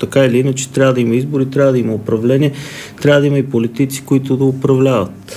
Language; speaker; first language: Bulgarian; native; Bulgarian